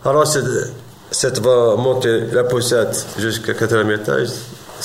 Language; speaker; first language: French; non-native, learner; Arabic